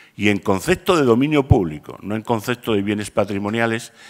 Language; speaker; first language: Spanish; native; Spanish